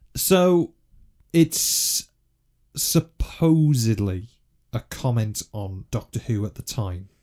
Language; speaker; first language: English; native; English